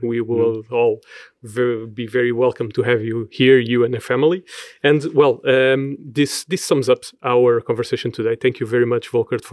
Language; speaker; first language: English; non-native, fluent; Portuguese